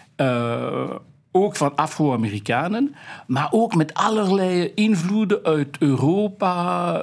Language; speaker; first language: Dutch; non-native, fluent; French